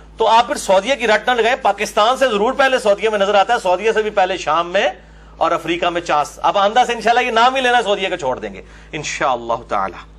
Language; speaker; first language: Urdu; non-native, local second language; Punjabi